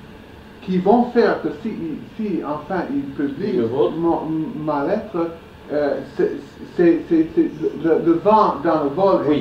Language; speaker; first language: French; non-native, fluent; English